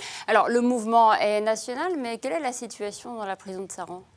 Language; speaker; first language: French; native; French